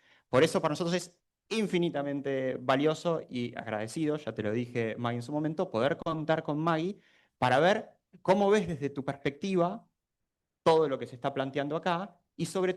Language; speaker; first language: Spanish; native; Spanish